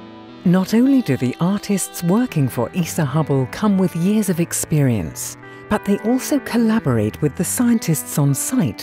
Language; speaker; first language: English; native; English